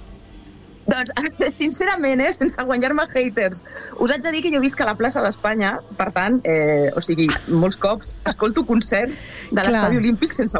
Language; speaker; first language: Catalan; native; Catalan